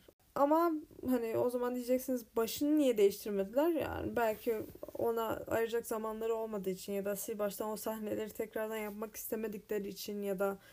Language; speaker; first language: Turkish; native; Turkish